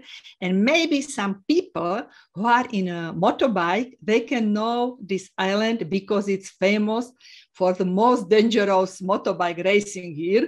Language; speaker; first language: English; non-native, fluent; Slovak